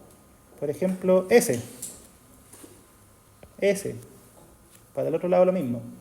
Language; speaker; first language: Spanish; native; Spanish